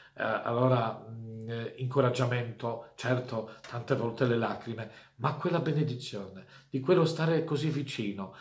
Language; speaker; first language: Italian; non-native, fluent; Polish